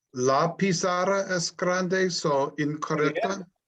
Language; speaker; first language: Spanish; non-native, learner; English